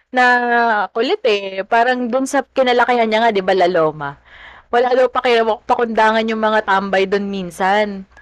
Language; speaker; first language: Filipino; native; Filipino